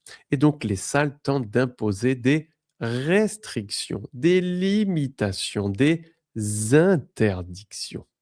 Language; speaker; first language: French; native; French